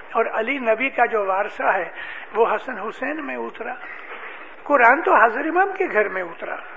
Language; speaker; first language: Urdu; non-native, local second language; Gujarati